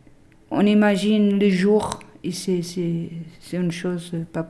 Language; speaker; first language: French; non-native, learner; Portuguese